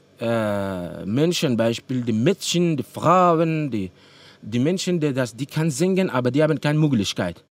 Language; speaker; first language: German; non-native, learner; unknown